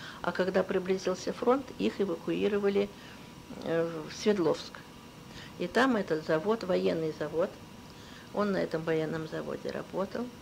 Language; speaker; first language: Russian; native; Russian